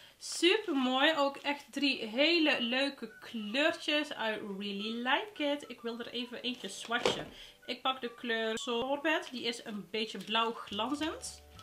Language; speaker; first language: Dutch; early bilingual, other home language; Arabic